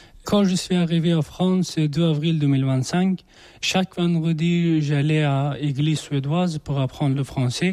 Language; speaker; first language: French; non-native, learner; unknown